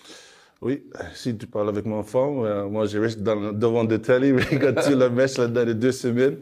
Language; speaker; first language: French; non-native, learner; English